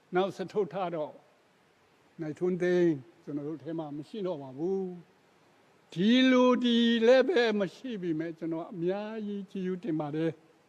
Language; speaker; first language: Burmese; non-native, local second language; Tedim Chin